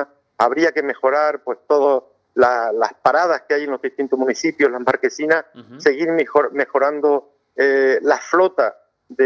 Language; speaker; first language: Spanish; native; Spanish